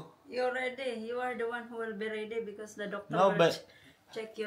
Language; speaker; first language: English; non-native, local second language; Filipino